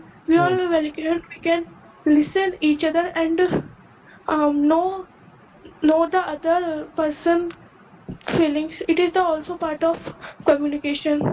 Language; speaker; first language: English; non-native, learner; Hindi